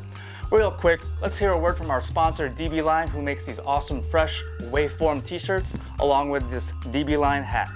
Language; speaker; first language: English; native; English